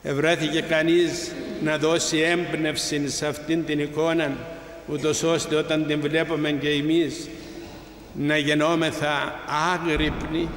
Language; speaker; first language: Greek; native; Greek